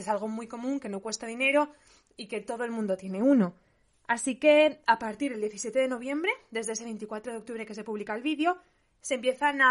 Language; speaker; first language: Spanish; native; Spanish